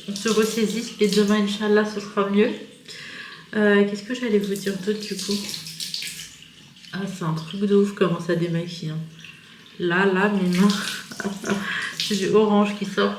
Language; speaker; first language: French; native; French